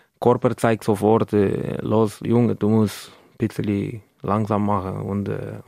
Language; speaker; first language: German; non-native, learner; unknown